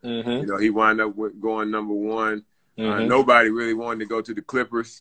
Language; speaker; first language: English; native; English